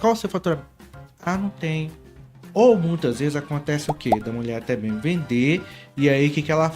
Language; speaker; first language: Portuguese; native; Portuguese